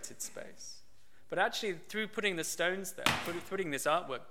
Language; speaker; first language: English; native; English